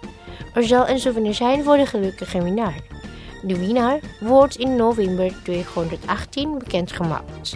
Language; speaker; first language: Dutch; non-native, learner; Indonesian